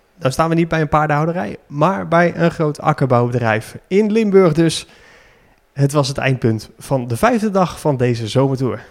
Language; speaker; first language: Dutch; native; Dutch